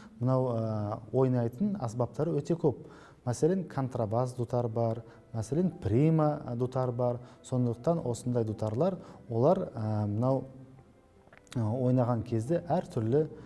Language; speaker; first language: Kazakh; non-native, local second language; Uzbek